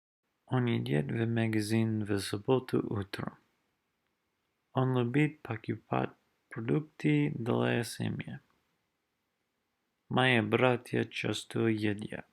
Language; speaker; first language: Russian; non-native, learner; English